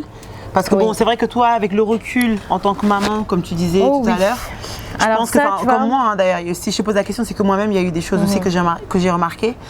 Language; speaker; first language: French; native; French